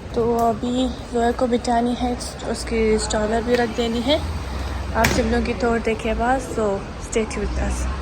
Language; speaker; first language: Urdu; non-native, local second language; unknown